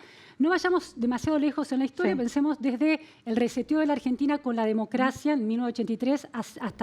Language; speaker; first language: Spanish; native; Spanish